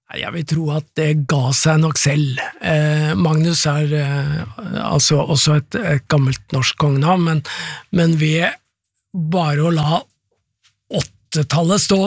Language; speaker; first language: Norwegian; native; Norwegian